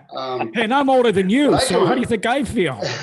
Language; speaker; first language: English; native; English